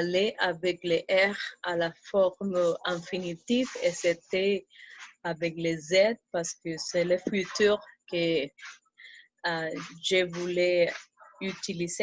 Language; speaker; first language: French; non-native, fluent; Spanish